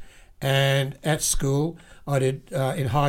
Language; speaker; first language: English; native; English